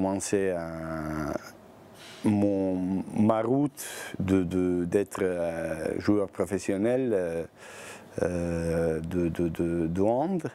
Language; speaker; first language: French; non-native, learner; Bosnian